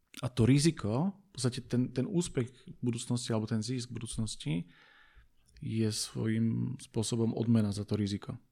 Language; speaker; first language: Slovak; native; Slovak